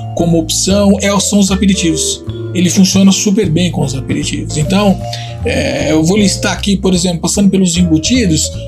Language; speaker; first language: Portuguese; non-native, fluent; Italian